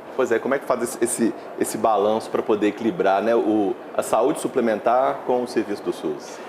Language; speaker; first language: Portuguese; native; Portuguese